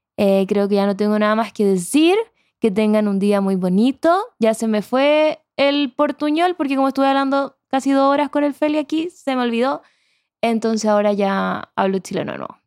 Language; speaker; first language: Spanish; native; Spanish